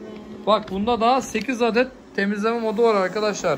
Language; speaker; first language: Turkish; native; Turkish